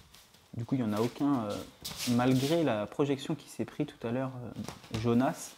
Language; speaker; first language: French; native; French